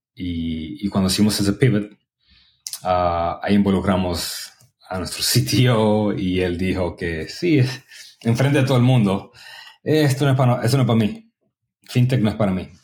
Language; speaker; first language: Spanish; native; Spanish